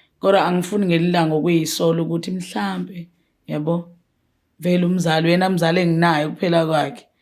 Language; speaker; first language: Zulu; native; Zulu